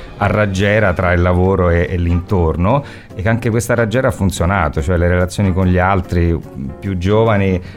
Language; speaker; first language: Italian; native; Italian